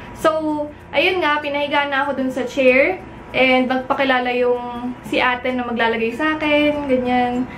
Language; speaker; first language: Filipino; native; Filipino